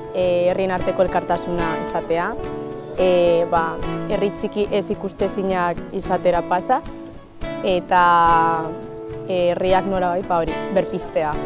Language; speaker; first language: Basque; non-native, local second language; Spanish